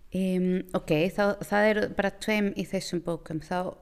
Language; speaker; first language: Icelandic; non-native, fluent; Lithuanian